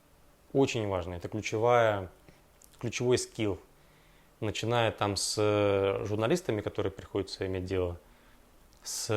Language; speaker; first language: Russian; native; Russian